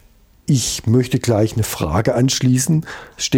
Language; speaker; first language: German; native; German